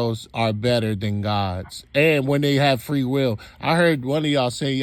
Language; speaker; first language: English; native; English